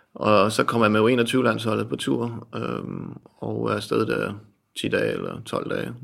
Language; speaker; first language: Danish; native; Danish